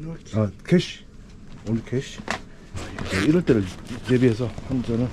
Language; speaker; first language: Korean; native; Korean